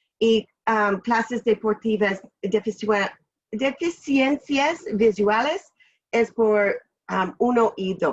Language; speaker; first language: Spanish; non-native, learner; English